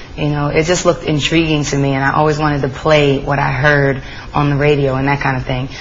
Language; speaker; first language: English; native; English